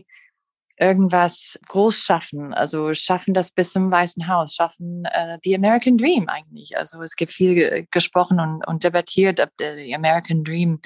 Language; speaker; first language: German; non-native, learner; English